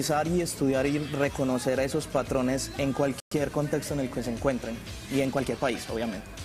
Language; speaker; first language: Spanish; native; Spanish